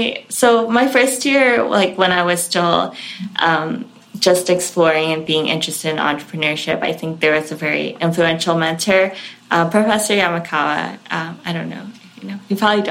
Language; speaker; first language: English; non-native, local second language; Cantonese